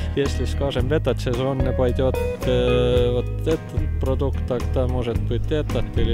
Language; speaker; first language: Russian; non-native, fluent; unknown